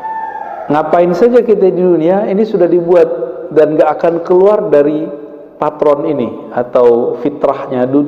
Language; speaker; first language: Indonesian; native; Indonesian